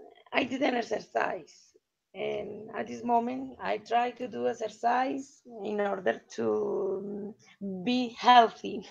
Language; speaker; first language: English; non-native, learner; Spanish